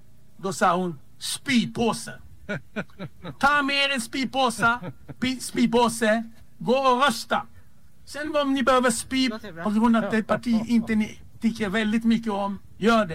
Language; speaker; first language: Swedish; non-native, fluent; Hebrew